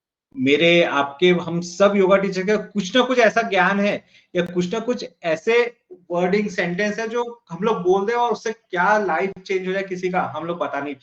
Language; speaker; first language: Hindi; native; Hindi